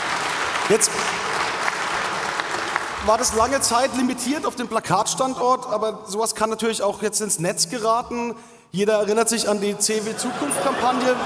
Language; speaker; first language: German; native; German